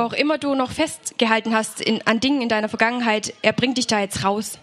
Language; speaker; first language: German; native; German